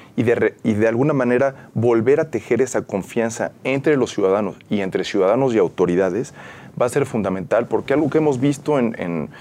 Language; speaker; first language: Spanish; native; Spanish